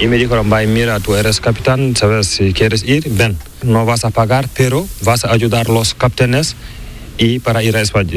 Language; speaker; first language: Spanish; non-native, learner; Fula